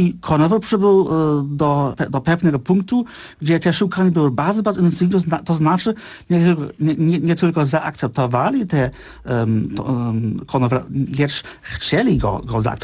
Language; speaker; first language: Polish; non-native, fluent; German